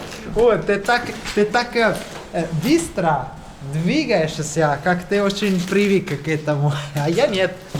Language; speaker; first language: Russian; non-native, learner; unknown